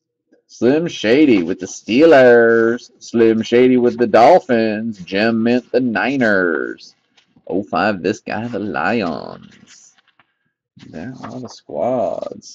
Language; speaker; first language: English; native; English